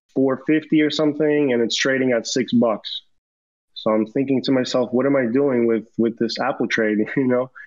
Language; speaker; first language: English; early bilingual, other home language; Romanian